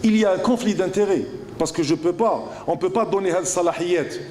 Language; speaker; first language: French; non-native, local second language; Arabic